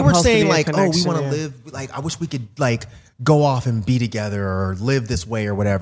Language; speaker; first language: English; native; English